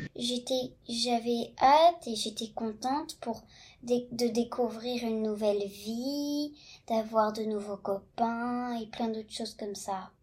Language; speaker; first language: French; early bilingual, heritage; French